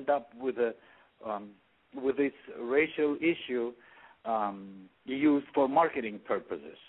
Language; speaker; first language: English; non-native, fluent; Russian